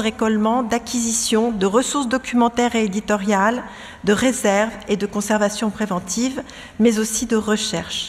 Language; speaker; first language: French; native; French